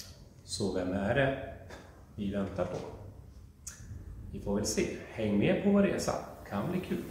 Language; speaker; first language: Swedish; native; Swedish